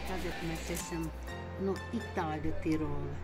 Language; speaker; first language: Latvian; non-native, local second language; Russian